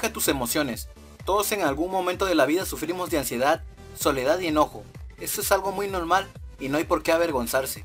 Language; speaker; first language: Spanish; native; Spanish